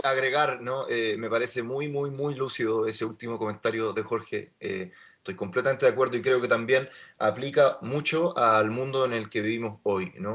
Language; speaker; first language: Spanish; native; Spanish